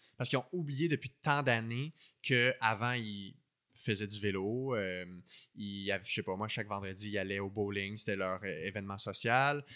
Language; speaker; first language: French; native; French